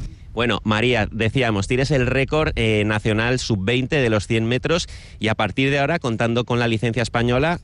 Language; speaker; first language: Spanish; native; Spanish